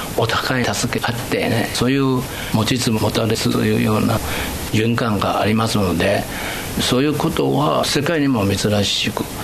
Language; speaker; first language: Japanese; non-native, fluent; Chinese